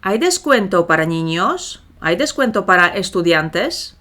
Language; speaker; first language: Spanish; non-native, fluent; Polish